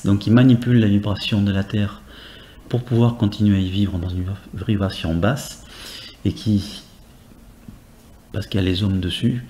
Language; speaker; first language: French; native; French